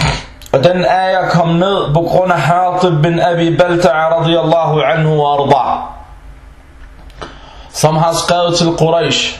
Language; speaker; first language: Danish; early bilingual, other home language; Arabic